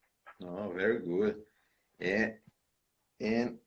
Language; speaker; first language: English; non-native, learner; Portuguese